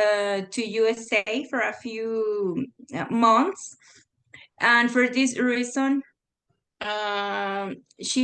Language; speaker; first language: English; non-native, fluent; Spanish